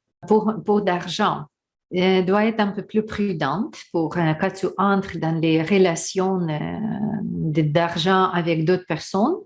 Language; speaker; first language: French; non-native, learner; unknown